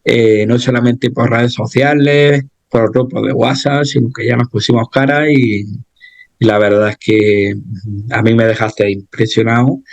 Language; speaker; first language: Spanish; native; Spanish